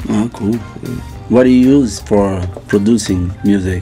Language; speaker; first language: English; non-native, fluent; Portuguese